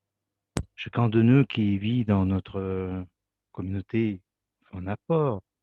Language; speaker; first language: French; non-native, fluent; Russian